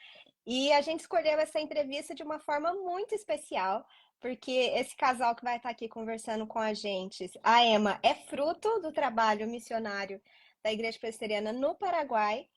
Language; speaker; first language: Portuguese; native; Portuguese